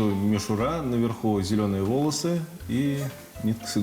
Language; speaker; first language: Russian; native; Russian